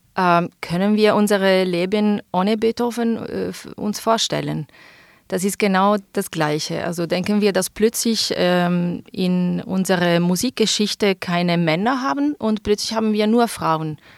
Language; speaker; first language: German; non-native, fluent; Italian